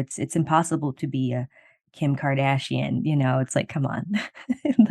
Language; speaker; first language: English; native; English